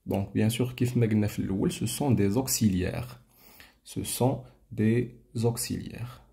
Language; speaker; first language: French; non-native, local second language; Arabic